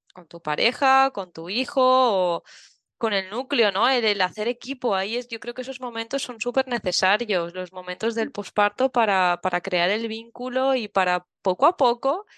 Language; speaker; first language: Spanish; native; Spanish